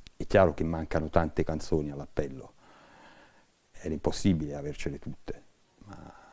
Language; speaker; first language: Italian; native; Italian